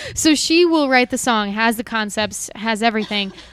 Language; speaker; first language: English; native; English